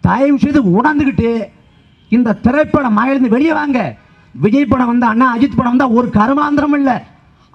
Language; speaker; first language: Tamil; native; Tamil